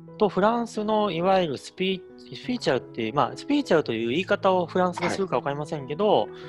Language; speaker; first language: Japanese; native; Japanese